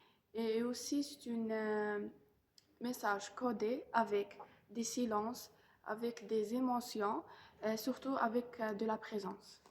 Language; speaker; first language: French; non-native, local second language; Arabic